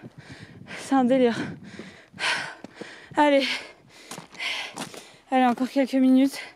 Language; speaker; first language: French; native; French